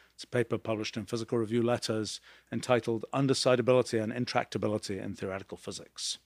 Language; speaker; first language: English; native; English